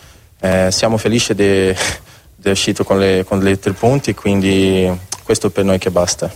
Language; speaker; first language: Italian; non-native, learner; Spanish